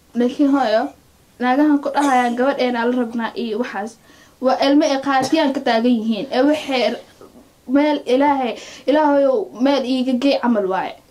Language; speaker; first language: Somali; early bilingual, heritage; Somali